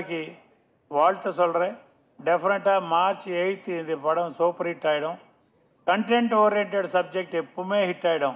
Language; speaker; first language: Tamil; non-native, local second language; Telugu